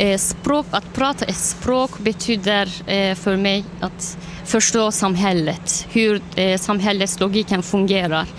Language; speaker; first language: Swedish; non-native, fluent; Turkish